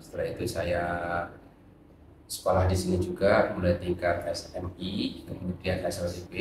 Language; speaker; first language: Indonesian; native; Indonesian